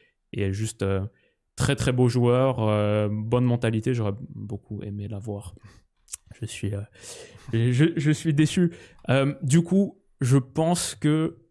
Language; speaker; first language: French; native; French